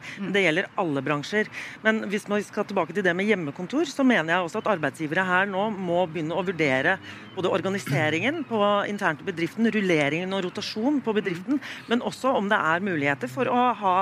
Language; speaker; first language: Norwegian; native; Norwegian